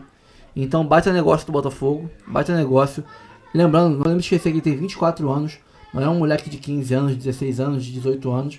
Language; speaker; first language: Portuguese; native; Portuguese